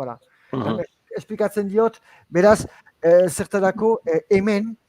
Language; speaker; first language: Basque; native; Basque